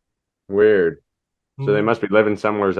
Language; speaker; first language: English; native; English